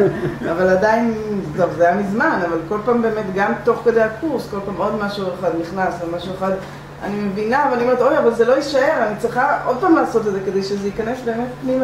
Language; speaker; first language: Hebrew; native; Hebrew